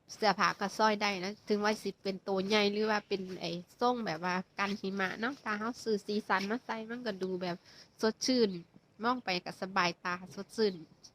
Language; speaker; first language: Thai; native; Thai